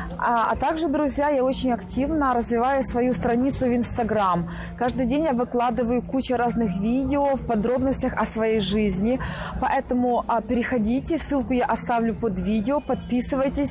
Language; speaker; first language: Russian; native; Russian